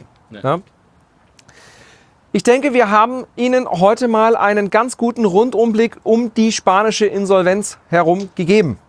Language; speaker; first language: German; native; German